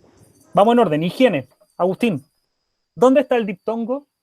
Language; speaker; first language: Spanish; native; Spanish